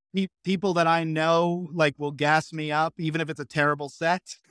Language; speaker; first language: English; native; English